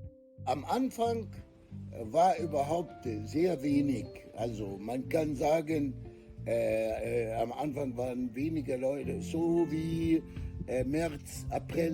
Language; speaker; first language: German; non-native, fluent; Arabic